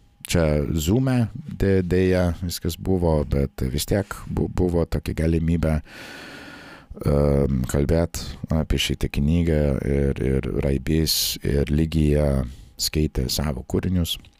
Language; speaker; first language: Lithuanian; non-native, fluent; English